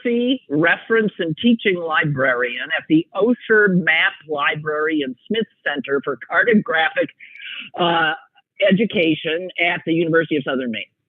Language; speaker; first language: English; native; English